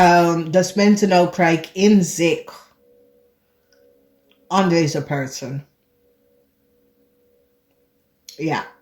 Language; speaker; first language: Dutch; non-native, fluent; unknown